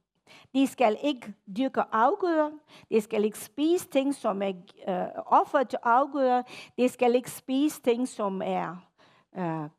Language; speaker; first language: Danish; non-native, fluent; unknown